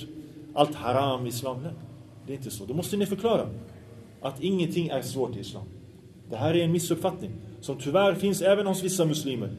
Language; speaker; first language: Swedish; early bilingual, other home language; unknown